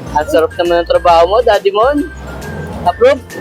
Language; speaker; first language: Filipino; native; Filipino